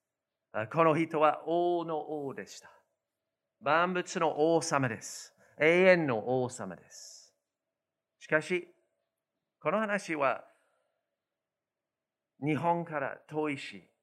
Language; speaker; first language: Japanese; non-native, fluent; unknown